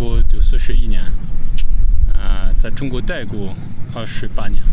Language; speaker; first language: Chinese; non-native, fluent; French